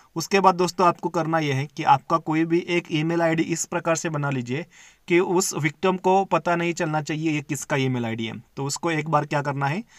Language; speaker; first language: Hindi; non-native, local second language; Marathi